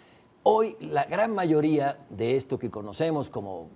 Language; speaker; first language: Spanish; native; Spanish